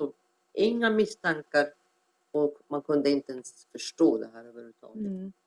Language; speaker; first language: Swedish; non-native, fluent; Persian